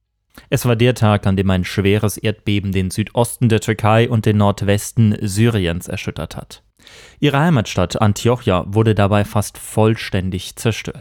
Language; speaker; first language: German; native; German